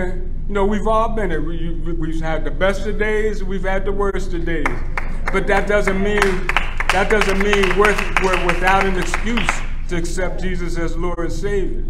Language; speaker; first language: English; native; English